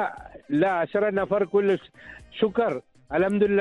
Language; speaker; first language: Arabic; non-native, learner; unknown